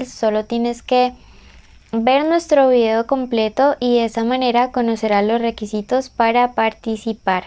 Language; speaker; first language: Spanish; native; Spanish